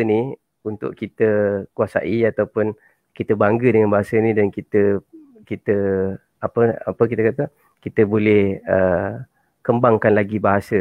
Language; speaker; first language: Malay; native; Malay